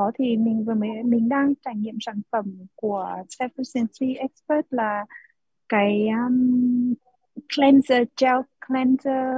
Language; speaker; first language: Vietnamese; early bilingual, heritage; Vietnamese